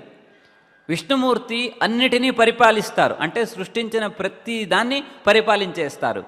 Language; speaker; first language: Telugu; native; Telugu